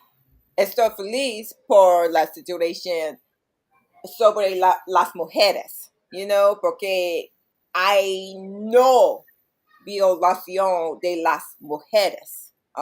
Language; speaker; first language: Spanish; non-native, learner; English